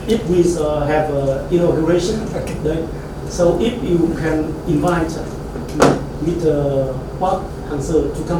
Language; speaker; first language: English; non-native, learner; Vietnamese